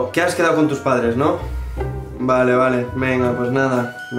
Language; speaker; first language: Spanish; native; Spanish